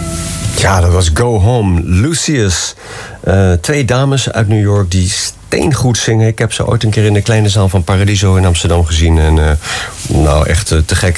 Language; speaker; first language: Dutch; native; Dutch